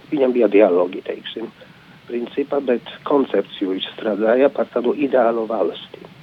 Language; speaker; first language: Latvian; non-native, fluent; Polish